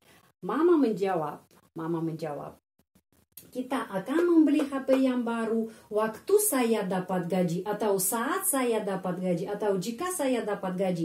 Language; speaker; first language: Indonesian; non-native, fluent; Russian